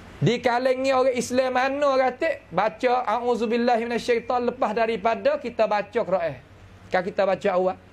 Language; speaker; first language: Malay; native; Malay